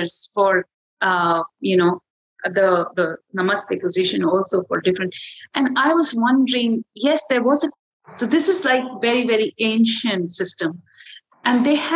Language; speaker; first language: English; non-native, local second language; Hindi